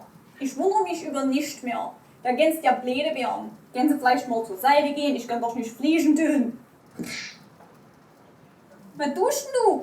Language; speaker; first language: German; native; German